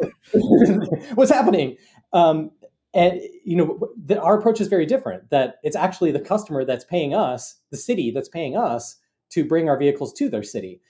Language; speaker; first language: English; native; English